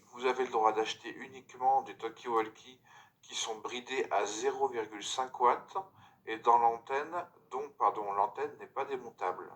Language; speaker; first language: French; native; French